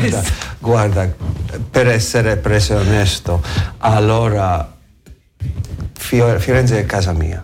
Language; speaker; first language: Italian; non-native, learner; English